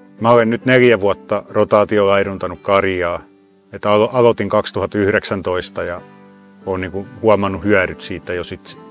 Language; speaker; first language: Finnish; native; Finnish